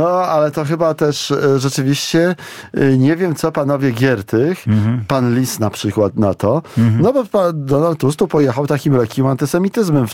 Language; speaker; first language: Polish; native; Polish